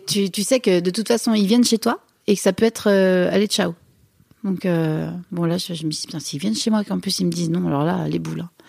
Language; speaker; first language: French; native; French